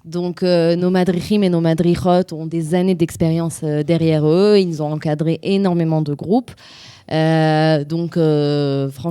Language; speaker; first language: French; native; French